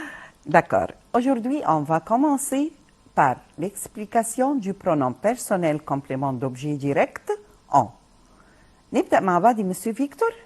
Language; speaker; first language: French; non-native, fluent; Arabic